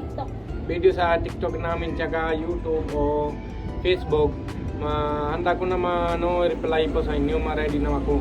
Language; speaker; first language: Filipino; non-native, learner; Punjabi